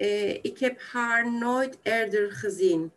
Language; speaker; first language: Dutch; non-native, learner; Turkish